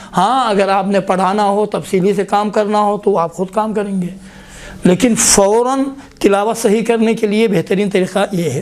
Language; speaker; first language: Urdu; non-native, local second language; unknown